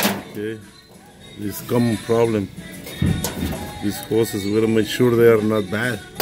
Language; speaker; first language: English; non-native, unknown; Spanish